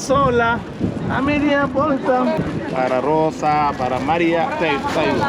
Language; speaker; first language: Spanish; non-native, learner; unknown